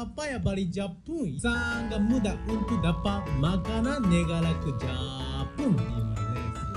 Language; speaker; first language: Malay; non-native, learner; Japanese